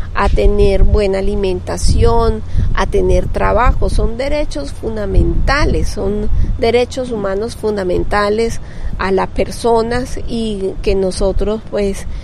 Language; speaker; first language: Spanish; native; Spanish